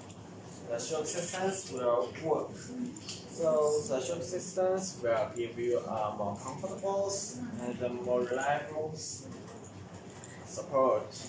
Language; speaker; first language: English; non-native, learner; Chinese